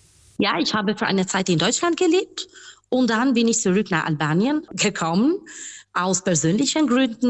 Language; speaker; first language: German; non-native, fluent; Albanian